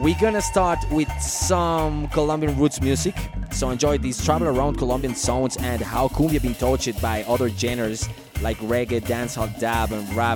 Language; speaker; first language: English; non-native, fluent; Spanish